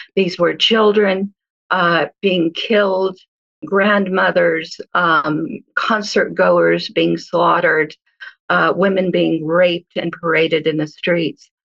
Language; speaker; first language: English; early bilingual, other home language; Hebrew